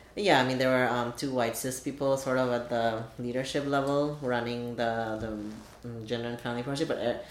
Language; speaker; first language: English; non-native, local second language; Bangla